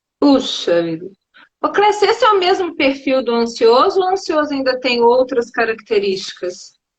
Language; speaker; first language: Portuguese; native; Portuguese